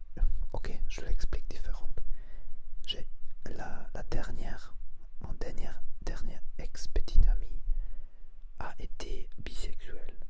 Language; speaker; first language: French; non-native, learner; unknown